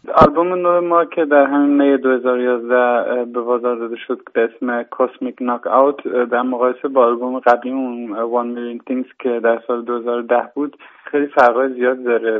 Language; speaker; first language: Persian; early bilingual, heritage; Persian